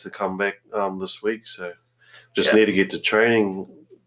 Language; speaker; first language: English; native; English